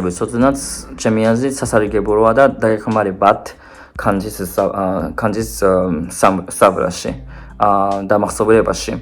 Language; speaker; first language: Georgian; non-native, fluent; Japanese